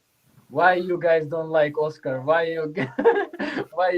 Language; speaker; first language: English; non-native, learner; Uzbek